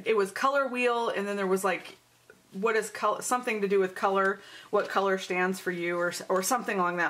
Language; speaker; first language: English; native; English